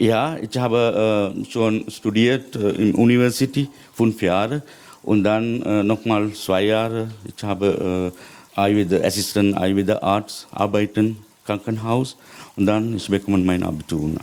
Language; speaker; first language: German; non-native, learner; Sinhala